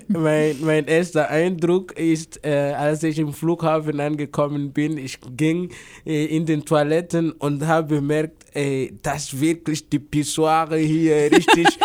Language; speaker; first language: German; non-native, fluent; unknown